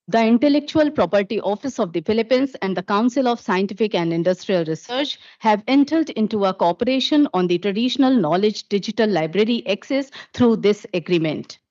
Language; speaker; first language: English; non-native, local second language; Hindi